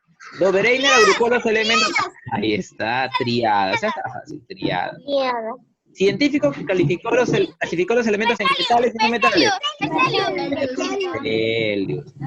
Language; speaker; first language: Spanish; native; Spanish